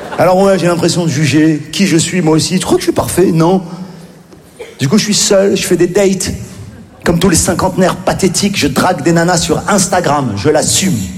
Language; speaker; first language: French; native; French